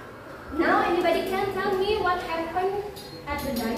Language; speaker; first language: English; non-native, fluent; Indonesian